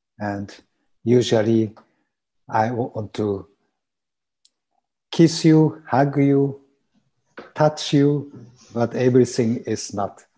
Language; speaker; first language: English; non-native, learner; Japanese